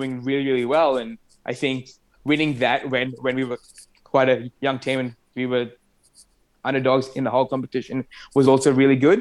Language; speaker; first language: English; non-native, local second language; Arabic